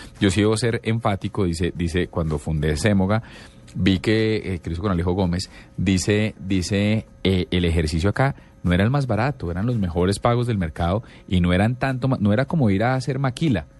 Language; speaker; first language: Spanish; native; Spanish